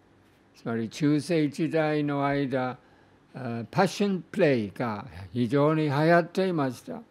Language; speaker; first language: Japanese; non-native, fluent; English